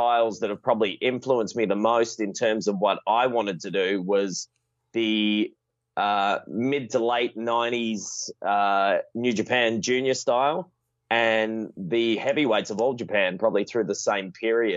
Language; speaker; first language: English; native; English